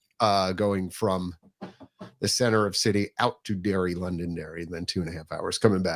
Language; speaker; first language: English; native; English